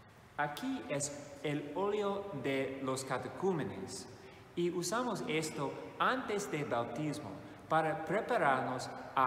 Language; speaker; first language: Spanish; non-native, fluent; English